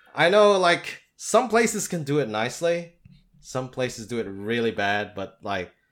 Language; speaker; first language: English; native; English